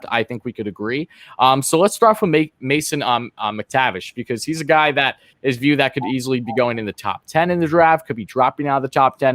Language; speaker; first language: English; native; English